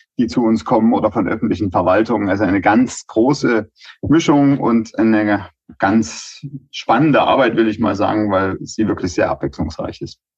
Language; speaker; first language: German; native; German